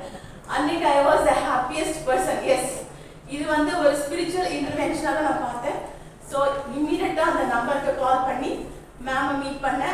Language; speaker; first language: Tamil; native; Tamil